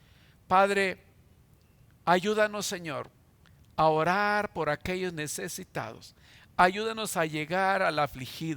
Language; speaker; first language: Spanish; native; Spanish